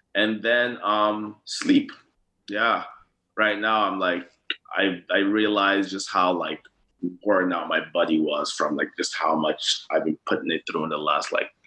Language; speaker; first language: English; non-native, local second language; Yoruba